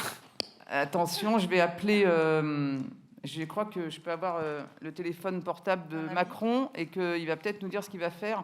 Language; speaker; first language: French; native; French